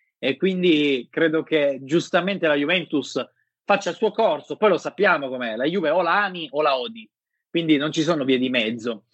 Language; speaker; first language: Italian; native; Italian